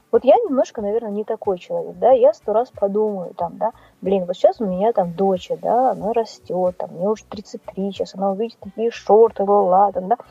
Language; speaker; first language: Russian; native; Russian